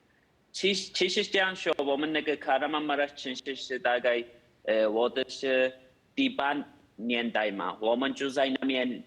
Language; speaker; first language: Chinese; non-native, fluent; Turkish